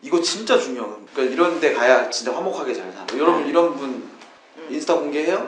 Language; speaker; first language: Korean; native; Korean